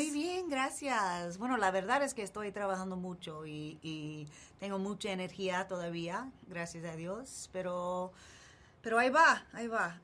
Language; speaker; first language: Spanish; non-native, fluent; English